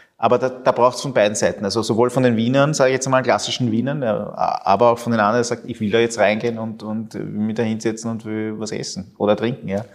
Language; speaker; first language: German; early bilingual, other home language; Spanish